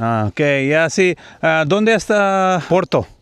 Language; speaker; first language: Spanish; non-native, learner; Hindi